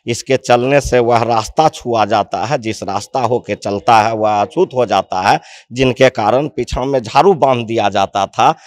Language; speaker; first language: Hindi; native; Hindi